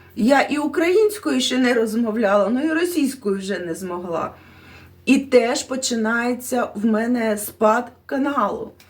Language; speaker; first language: Ukrainian; non-native, local second language; Russian